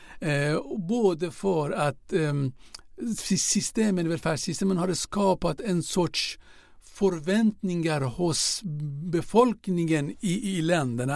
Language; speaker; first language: Swedish; non-native, fluent; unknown